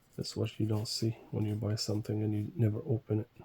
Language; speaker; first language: English; non-native, fluent; Arabic